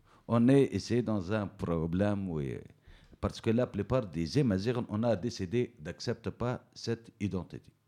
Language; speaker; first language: French; non-native, learner; Berber languages